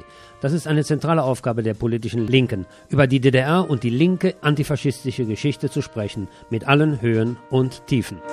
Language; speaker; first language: German; native; German